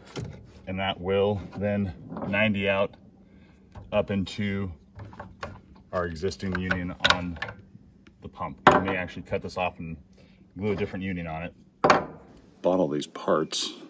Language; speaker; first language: English; native; English